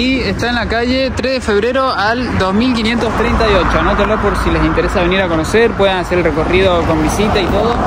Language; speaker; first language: Spanish; native; Spanish